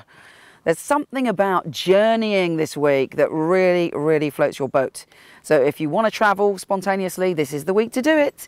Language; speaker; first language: English; native; English